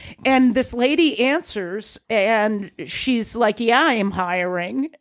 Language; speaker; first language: English; native; English